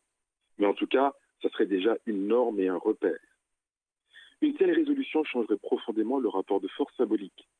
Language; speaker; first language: French; native; French